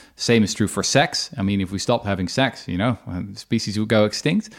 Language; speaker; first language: English; non-native, fluent; Dutch